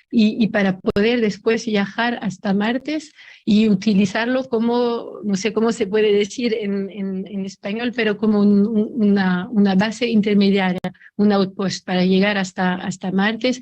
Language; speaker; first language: Spanish; non-native, fluent; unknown